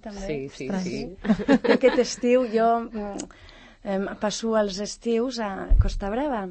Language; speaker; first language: Catalan; non-native, local second language; French